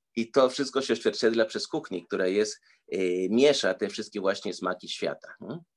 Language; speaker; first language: Polish; early bilingual, heritage; Spanish